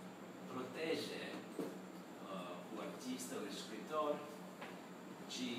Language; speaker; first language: Portuguese; non-native, learner; Spanish